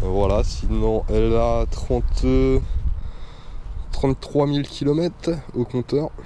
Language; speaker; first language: French; native; French